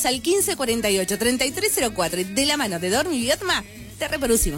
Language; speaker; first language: Spanish; native; Spanish